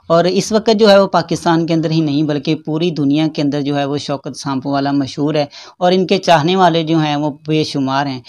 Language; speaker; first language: Urdu; non-native, local second language; Punjabi